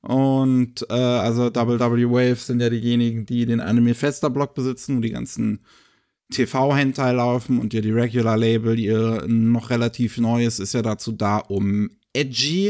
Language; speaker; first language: German; native; German